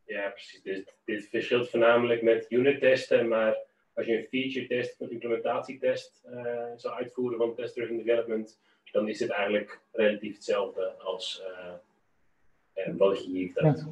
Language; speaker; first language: Dutch; native; Dutch